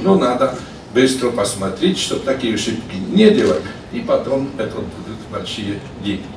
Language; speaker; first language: Russian; non-native, learner; Polish